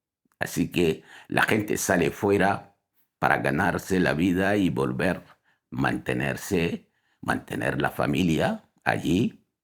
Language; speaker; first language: Spanish; non-native, fluent; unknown